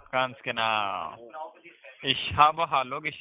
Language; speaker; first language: German; non-native, learner; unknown